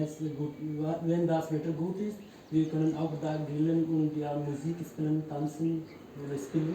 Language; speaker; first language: German; non-native, learner; Hindi